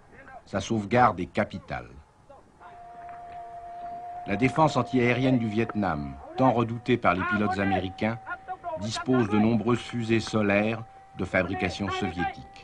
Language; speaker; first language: French; native; French